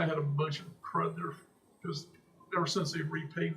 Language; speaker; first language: English; native; English